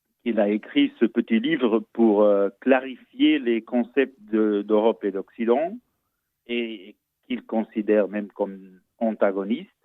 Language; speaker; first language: French; non-native, fluent; Portuguese